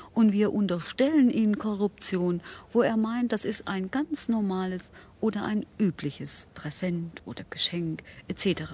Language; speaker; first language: German; native; German